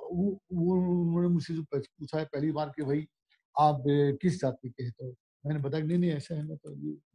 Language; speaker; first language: Hindi; native; Hindi